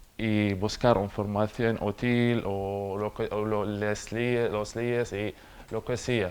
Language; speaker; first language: Spanish; non-native, learner; Arabic